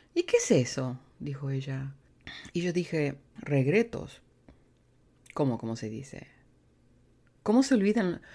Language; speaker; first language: Spanish; native; Spanish